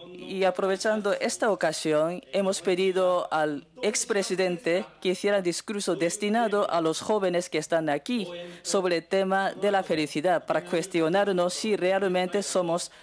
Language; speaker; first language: Spanish; non-native, fluent; Japanese